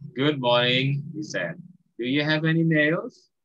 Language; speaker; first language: English; non-native, fluent; Indonesian